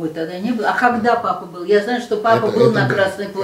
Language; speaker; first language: Russian; native; Russian